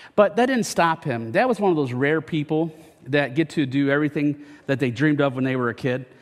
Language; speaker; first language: English; native; English